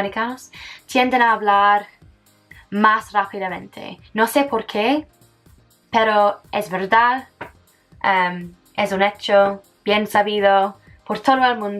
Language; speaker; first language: Spanish; non-native, fluent; English